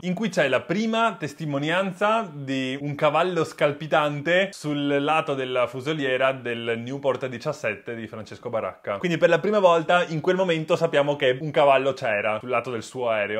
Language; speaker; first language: Italian; native; Italian